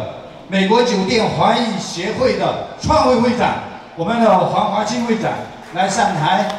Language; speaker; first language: Chinese; native; Chinese